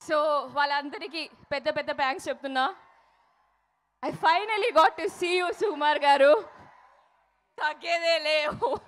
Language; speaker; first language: Telugu; non-native, fluent; Malayalam